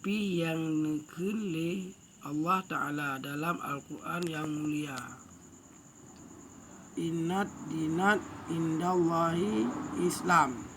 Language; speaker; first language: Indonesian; non-native, local second language; Achinese